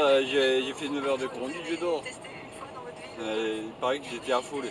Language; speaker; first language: French; native; French